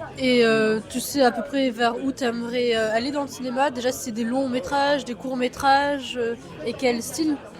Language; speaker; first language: French; native; French